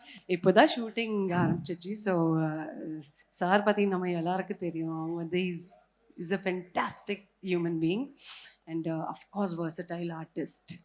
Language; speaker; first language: Tamil; non-native, fluent; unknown